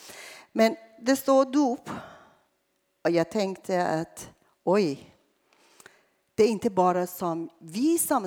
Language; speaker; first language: Swedish; non-native, fluent; Persian